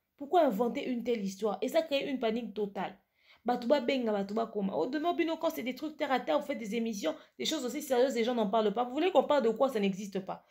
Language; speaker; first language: French; non-native, local second language; Lingala